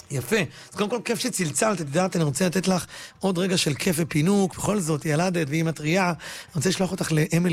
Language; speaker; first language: Hebrew; native; Hebrew